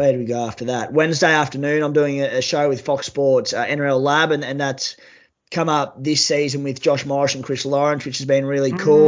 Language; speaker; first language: English; native; English